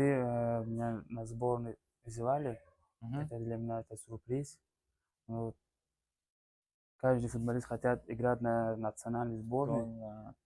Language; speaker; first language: Russian; non-native, learner; Tajik